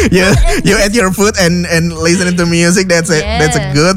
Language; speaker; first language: English; non-native, fluent; Indonesian